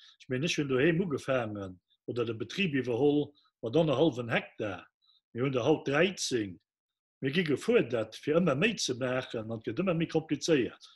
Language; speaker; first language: Luxembourgish; native; Luxembourgish